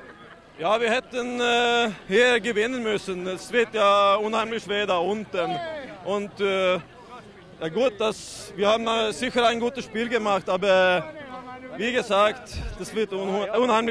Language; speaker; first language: German; non-native, fluent; Swedish